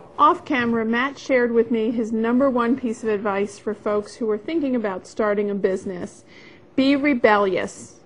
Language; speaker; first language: English; native; English